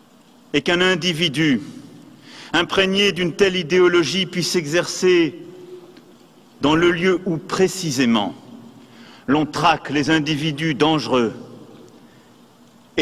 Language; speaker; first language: French; native; French